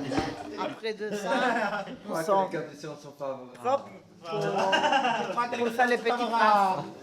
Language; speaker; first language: French; non-native, learner; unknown